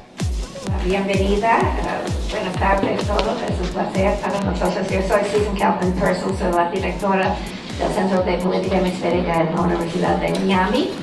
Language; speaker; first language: Spanish; non-native, fluent; English